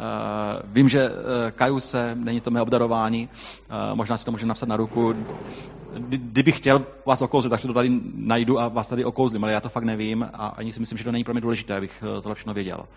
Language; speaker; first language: Czech; native; Czech